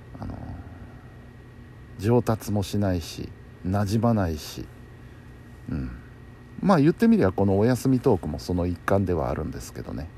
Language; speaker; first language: Japanese; native; Japanese